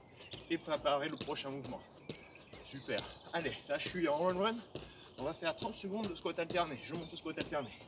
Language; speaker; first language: French; native; French